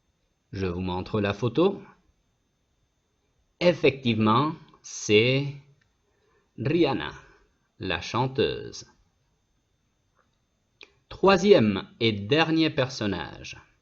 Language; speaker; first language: French; non-native, fluent; Spanish